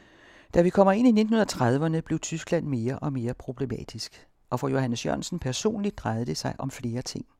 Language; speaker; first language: Danish; native; Danish